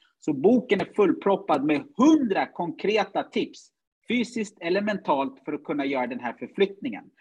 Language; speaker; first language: Swedish; early bilingual, other home language; Ganda